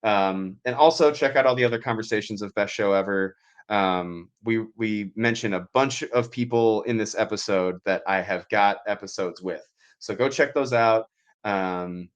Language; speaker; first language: English; native; English